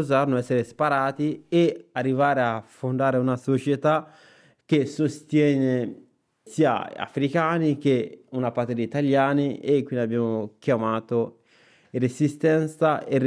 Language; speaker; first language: Italian; non-native, fluent; Bambara